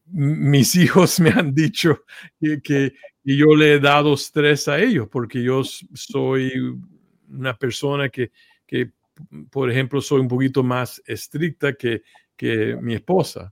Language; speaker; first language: Spanish; early bilingual, heritage; Spanish